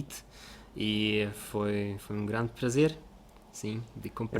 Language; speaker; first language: Portuguese; non-native, fluent; Russian